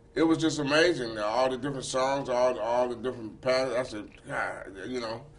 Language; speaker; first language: English; native; English